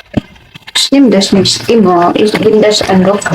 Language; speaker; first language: German; non-native, learner; Filipino